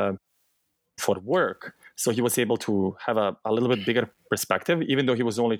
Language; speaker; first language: English; non-native, fluent; Bosnian